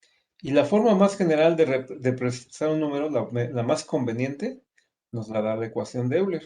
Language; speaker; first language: Spanish; native; Spanish